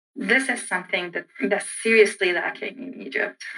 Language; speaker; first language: English; non-native, fluent; Arabic